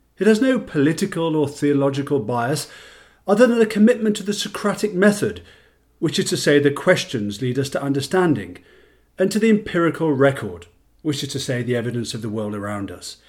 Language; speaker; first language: English; native; English